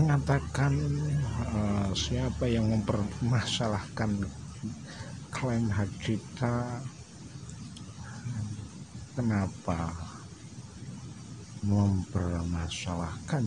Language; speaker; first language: Indonesian; native; Indonesian